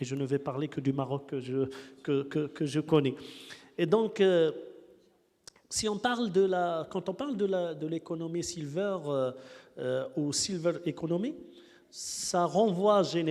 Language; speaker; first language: French; non-native, local second language; Arabic